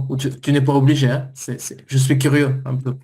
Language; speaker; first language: French; native; French